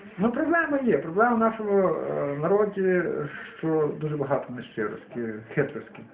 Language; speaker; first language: Ukrainian; native; Ukrainian